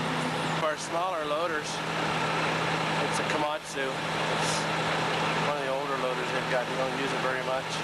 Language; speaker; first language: English; native; English